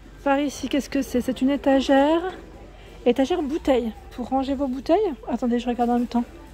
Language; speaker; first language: French; native; French